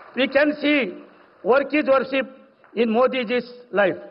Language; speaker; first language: Hindi; non-native, local second language; Kannada